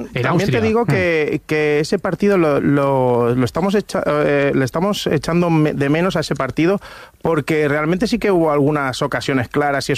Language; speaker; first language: Spanish; native; Spanish